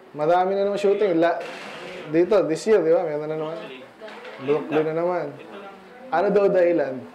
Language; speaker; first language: Filipino; native; Filipino